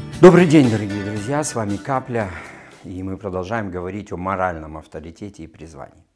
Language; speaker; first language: Russian; native; Russian